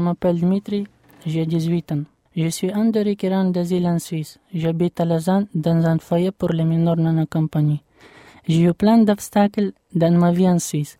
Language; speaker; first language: French; non-native, fluent; Russian